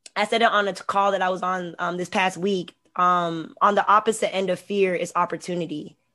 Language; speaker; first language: English; native; English